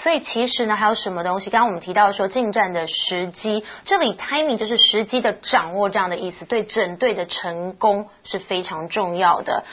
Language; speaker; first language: Chinese; native; Chinese